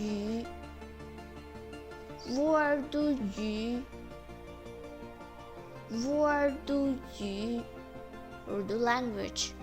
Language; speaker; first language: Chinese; non-native, fluent; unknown